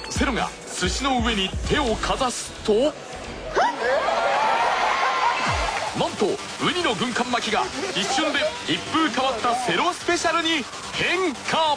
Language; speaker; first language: Japanese; native; Japanese